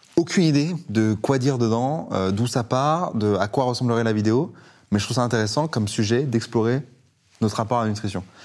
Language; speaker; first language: French; early bilingual, other home language; Persian